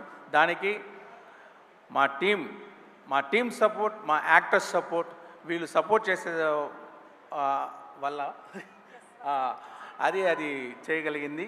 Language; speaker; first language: Telugu; non-native, fluent; Tamil